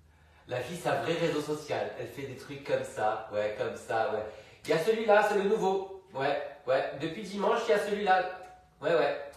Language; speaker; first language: French; native; French